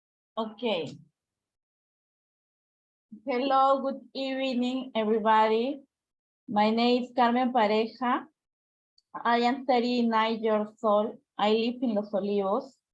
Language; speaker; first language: English; non-native, learner; Spanish